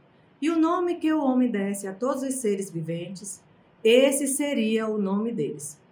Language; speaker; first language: Portuguese; native; Portuguese